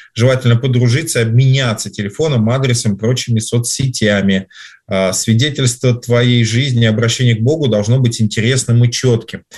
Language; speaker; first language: Russian; native; Russian